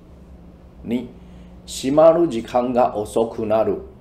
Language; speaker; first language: Japanese; non-native, fluent; Chinese